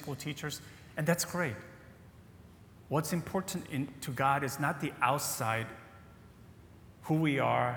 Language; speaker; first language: English; native; English